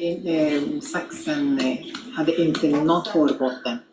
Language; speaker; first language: Swedish; non-native, fluent; Lingala